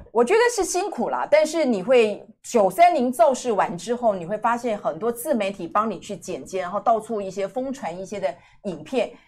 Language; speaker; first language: Chinese; native; Chinese